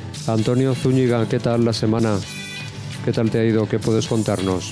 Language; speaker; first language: Spanish; native; Spanish